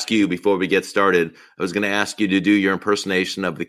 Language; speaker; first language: English; native; English